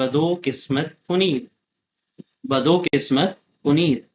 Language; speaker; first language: Persian; non-native, fluent; Urdu